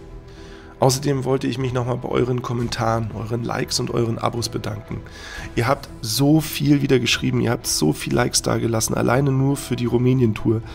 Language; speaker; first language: German; native; German